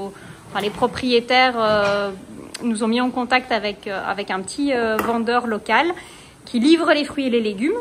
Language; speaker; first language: French; native; French